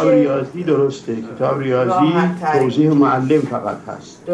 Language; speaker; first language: Persian; native; Persian